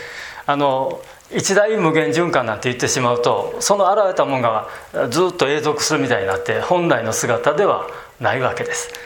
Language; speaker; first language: Japanese; native; Japanese